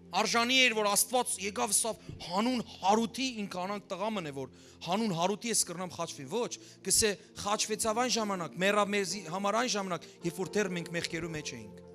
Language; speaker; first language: Armenian; early bilingual, heritage; Armenian